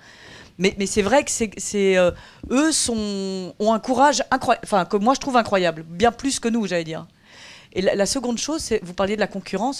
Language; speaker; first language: French; native; French